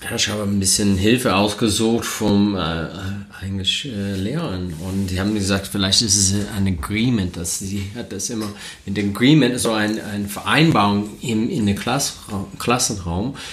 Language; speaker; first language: German; non-native, learner; English